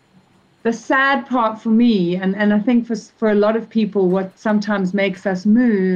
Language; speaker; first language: English; native; English